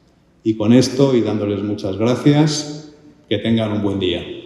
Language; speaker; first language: Spanish; native; Spanish